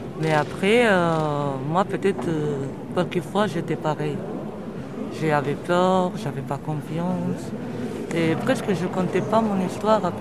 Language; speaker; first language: French; early bilingual, other home language; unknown